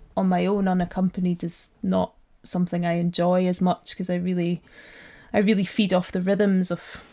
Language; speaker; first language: English; native; English